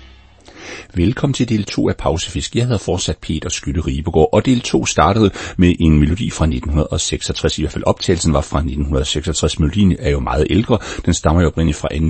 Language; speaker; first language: Danish; native; Danish